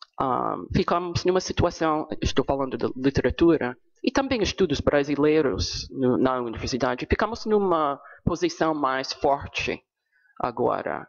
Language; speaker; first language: Portuguese; non-native, fluent; English